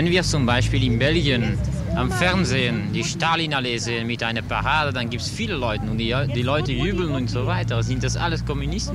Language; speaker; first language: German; non-native, learner; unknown